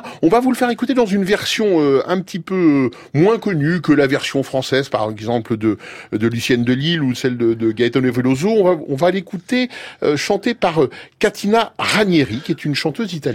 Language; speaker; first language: French; native; French